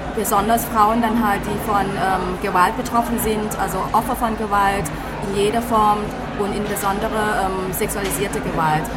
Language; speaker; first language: German; non-native, fluent; Thai